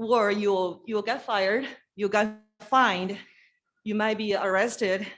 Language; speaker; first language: English; non-native, fluent; Chinese